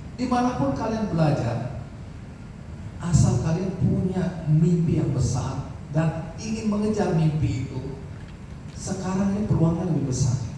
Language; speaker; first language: Indonesian; native; Indonesian